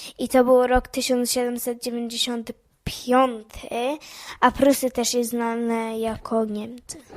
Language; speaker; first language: Polish; early bilingual, heritage; Polish